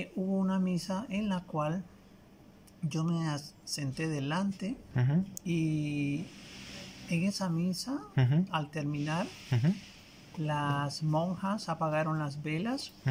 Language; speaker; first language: Spanish; native; Spanish